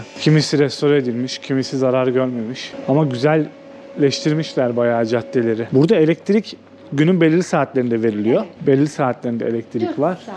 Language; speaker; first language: Turkish; native; Turkish